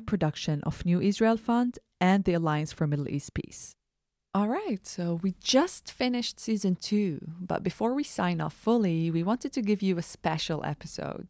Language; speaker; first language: English; non-native, fluent; Arabic